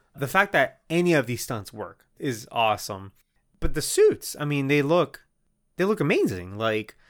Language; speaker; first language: English; non-native, fluent; Spanish